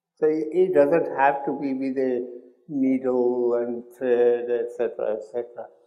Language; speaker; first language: English; non-native, local second language; Hindi